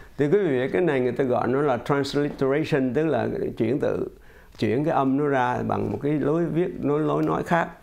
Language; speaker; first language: Vietnamese; native; Vietnamese